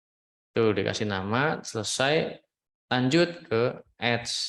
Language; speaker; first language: Indonesian; native; Indonesian